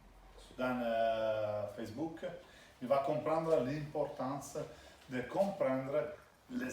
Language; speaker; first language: French; non-native, learner; Italian